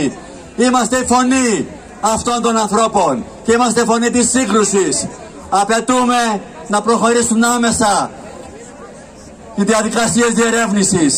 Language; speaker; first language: Greek; native; Greek